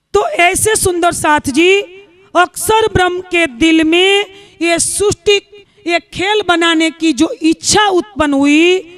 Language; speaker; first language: Hindi; non-native, local second language; Gujarati